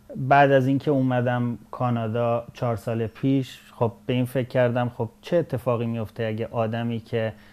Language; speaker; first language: Persian; native; Persian